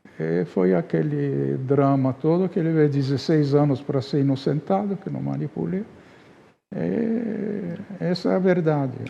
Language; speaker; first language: Portuguese; non-native, fluent; Arabic